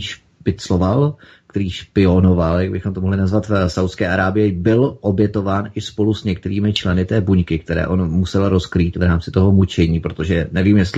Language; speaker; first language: Czech; native; Czech